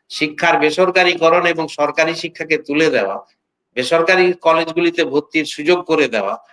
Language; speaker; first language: Bangla; native; Bangla